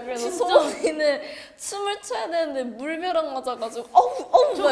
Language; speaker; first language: Korean; native; Korean